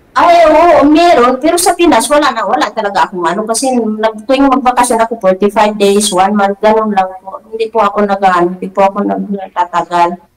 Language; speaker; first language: Filipino; non-native, local second language; Cebuano